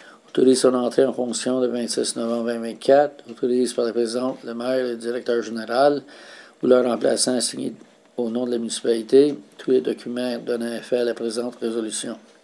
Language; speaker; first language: French; native; French